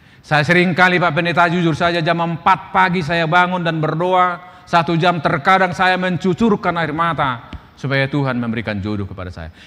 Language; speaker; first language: Indonesian; non-native, local second language; Batak Toba